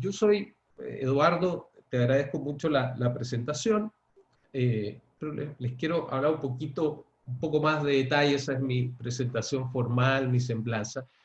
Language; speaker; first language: Spanish; native; Spanish